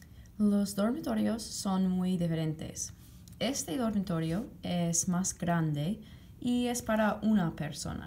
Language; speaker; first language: Spanish; non-native, fluent; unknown